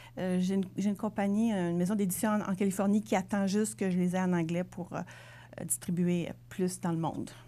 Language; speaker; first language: French; native; French